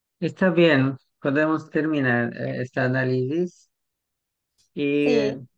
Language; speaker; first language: Spanish; non-native, learner; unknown